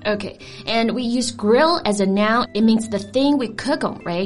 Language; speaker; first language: English; non-native, fluent; Chinese